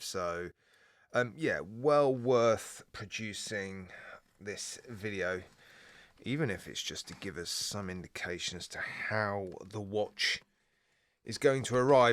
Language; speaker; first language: English; native; English